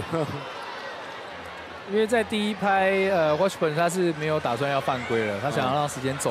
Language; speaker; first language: Chinese; native; Chinese